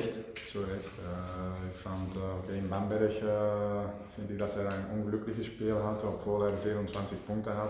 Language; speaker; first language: German; non-native, fluent; Dutch